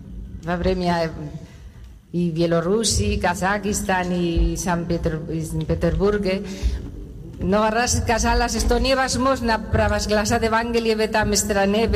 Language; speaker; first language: Russian; non-native, learner; Spanish